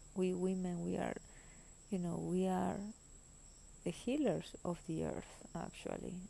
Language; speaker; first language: English; non-native, fluent; Spanish